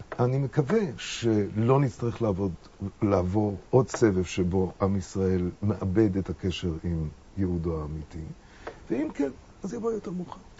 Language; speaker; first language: Hebrew; non-native, fluent; German